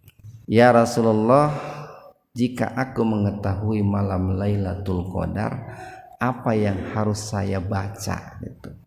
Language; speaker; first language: Indonesian; native; Indonesian